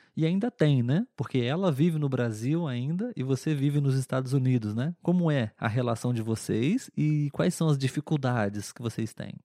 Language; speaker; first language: Portuguese; native; Portuguese